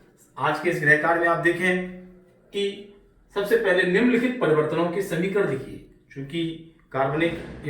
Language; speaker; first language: Hindi; native; Hindi